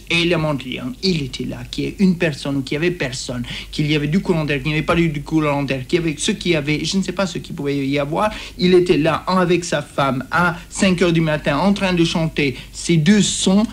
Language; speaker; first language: French; native; French